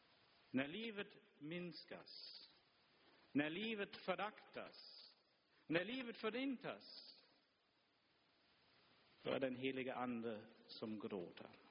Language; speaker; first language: Swedish; non-native, fluent; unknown